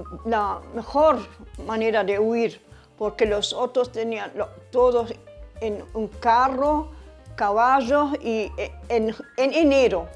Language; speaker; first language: Spanish; early bilingual, other home language; German